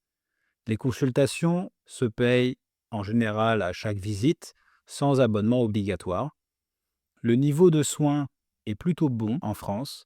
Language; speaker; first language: French; native; French